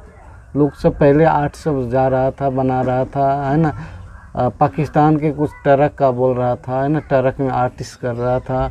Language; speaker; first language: Hindi; non-native, learner; Maithili